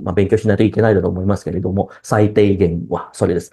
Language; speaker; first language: Japanese; non-native, fluent; Indonesian